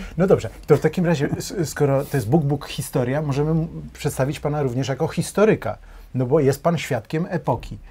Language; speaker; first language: Polish; native; Polish